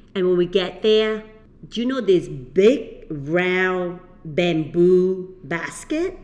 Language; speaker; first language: English; early bilingual, other home language; Vietnamese